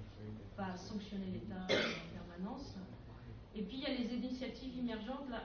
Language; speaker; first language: French; native; French